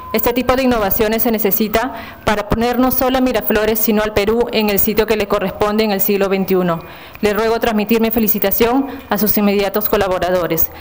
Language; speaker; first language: Spanish; native; Spanish